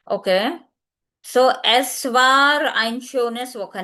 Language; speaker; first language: German; non-native, fluent; Hindi